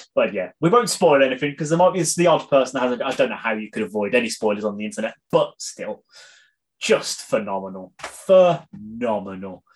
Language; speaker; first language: English; native; English